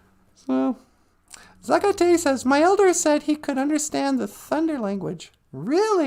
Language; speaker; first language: English; native; English